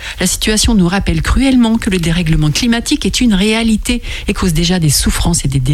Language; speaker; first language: French; native; French